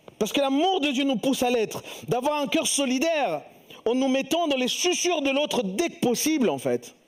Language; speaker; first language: French; early bilingual, other home language; Spanish